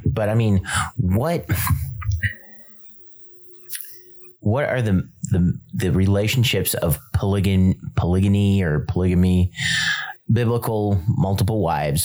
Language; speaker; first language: English; native; English